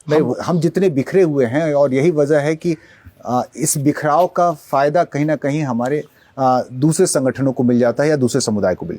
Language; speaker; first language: Hindi; native; Hindi